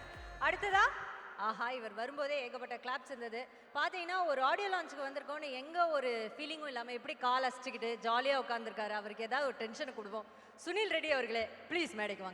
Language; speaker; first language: Tamil; native; Tamil